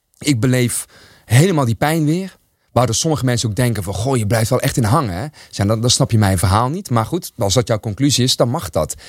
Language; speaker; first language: Dutch; early bilingual, other home language; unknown